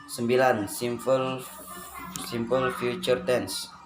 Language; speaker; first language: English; non-native, learner; Indonesian